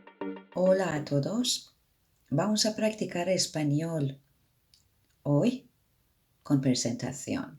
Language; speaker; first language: Spanish; non-native, learner; Persian